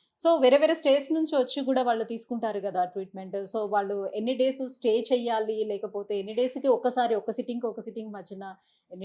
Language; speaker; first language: Telugu; native; Telugu